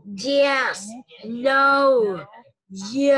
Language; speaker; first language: English; non-native, learner; Vietnamese